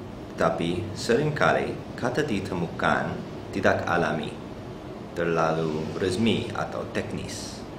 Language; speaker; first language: Indonesian; non-native, learner; English